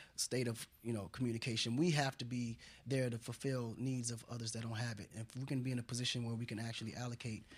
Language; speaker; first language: English; non-native, fluent; Wolof